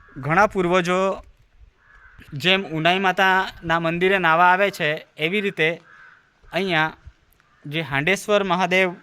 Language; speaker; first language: Gujarati; non-native, local second language; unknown